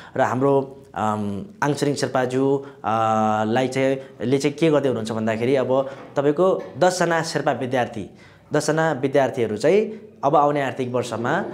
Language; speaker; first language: Nepali; non-native, local second language; Sherpa